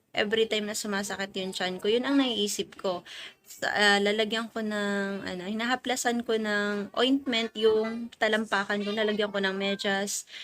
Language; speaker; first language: Filipino; native; Filipino